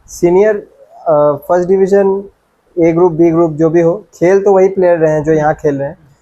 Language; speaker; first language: Hindi; non-native, local second language; Bangla